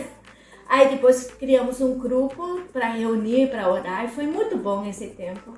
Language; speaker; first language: Portuguese; non-native, fluent; German